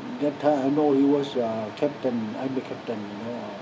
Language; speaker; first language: English; non-native, learner; Lao